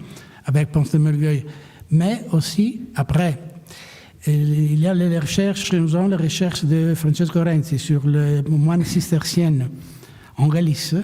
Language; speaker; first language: French; non-native, fluent; Italian